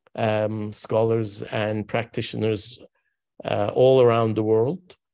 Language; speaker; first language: English; non-native, fluent; Turkish